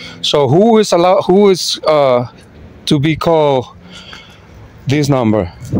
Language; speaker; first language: English; non-native, fluent; Spanish